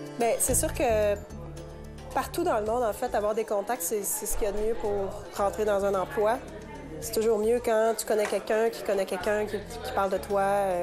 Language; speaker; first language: French; native; French